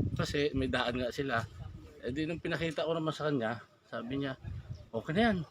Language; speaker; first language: Filipino; native; Filipino